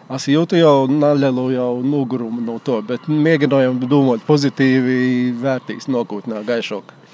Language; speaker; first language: Latvian; native; Latvian